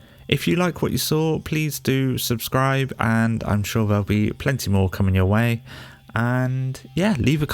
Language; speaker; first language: English; native; English